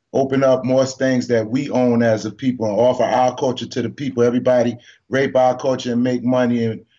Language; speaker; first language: English; native; English